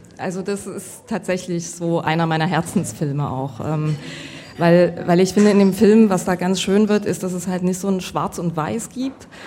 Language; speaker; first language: German; native; German